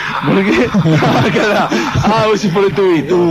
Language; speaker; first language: Spanish; native; Spanish